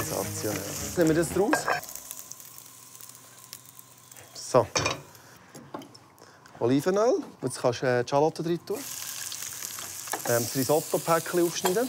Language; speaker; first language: German; native; German